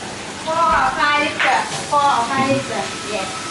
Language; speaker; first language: English; non-native, learner; Vietnamese